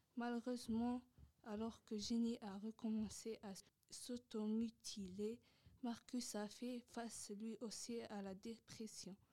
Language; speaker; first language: French; non-native, local second language; Arabic